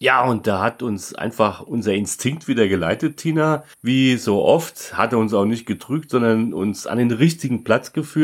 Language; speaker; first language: German; native; German